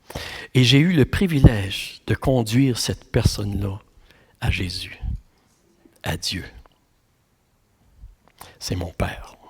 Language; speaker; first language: French; native; French